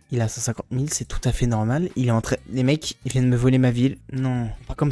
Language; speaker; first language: French; native; French